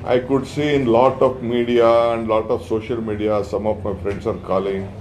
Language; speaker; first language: English; non-native, local second language; Kannada